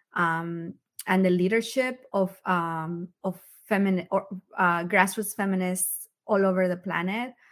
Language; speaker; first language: English; early bilingual, other home language; Spanish